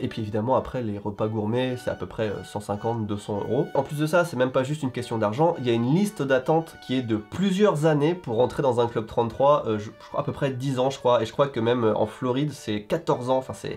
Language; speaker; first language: French; native; French